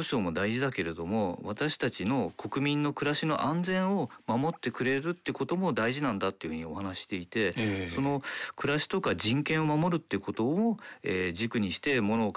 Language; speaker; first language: Japanese; native; Japanese